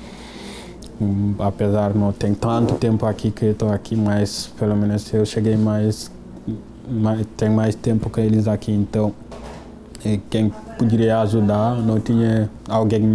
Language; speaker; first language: Portuguese; non-native, fluent; Wolof